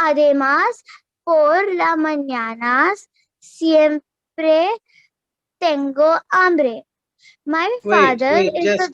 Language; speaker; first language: Spanish; non-native, learner; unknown